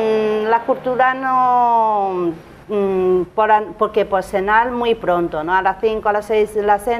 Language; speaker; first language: Spanish; non-native, learner; Chinese